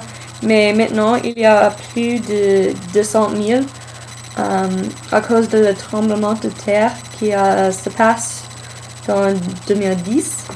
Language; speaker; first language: French; non-native, learner; English